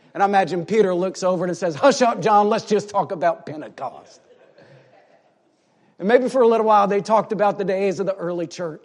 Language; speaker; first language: English; native; English